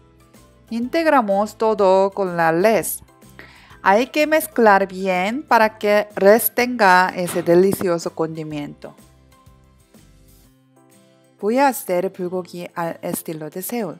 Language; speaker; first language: Spanish; non-native, learner; Korean